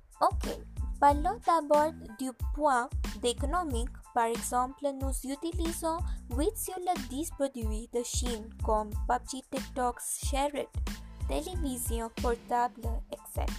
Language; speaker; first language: French; non-native, learner; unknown